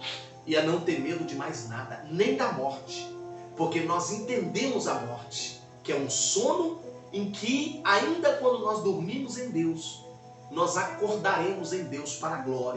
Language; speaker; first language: Portuguese; native; Portuguese